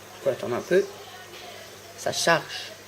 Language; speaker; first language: French; native; French